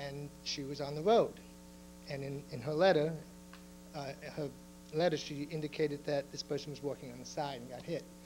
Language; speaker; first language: English; native; English